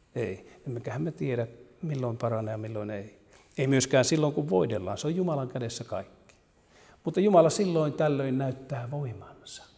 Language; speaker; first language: Finnish; native; Finnish